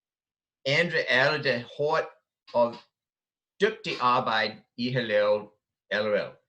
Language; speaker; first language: Danish; non-native, fluent; English